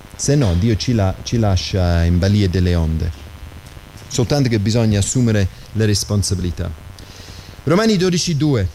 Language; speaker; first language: Italian; non-native, fluent; English